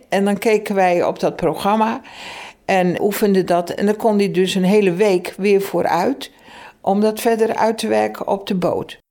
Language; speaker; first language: Dutch; native; Dutch